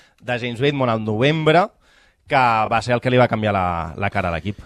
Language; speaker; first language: Catalan; native; Catalan